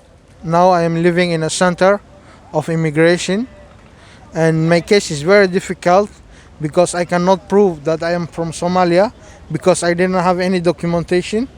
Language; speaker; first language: English; non-native, fluent; Somali